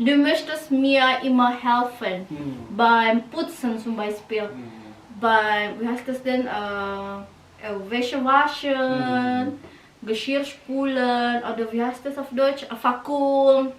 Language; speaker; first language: German; non-native, learner; Indonesian